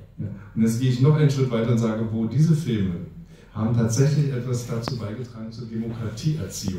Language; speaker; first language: German; native; German